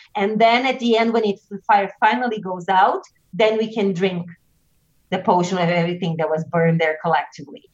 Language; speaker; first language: English; non-native, fluent; Portuguese